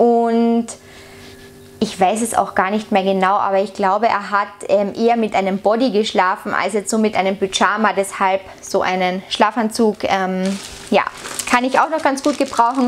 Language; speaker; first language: German; native; German